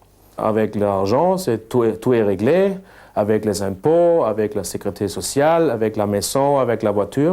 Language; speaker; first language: French; non-native, fluent; German